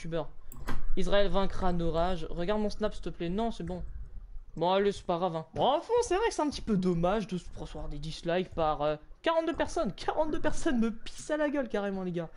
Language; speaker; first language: French; native; French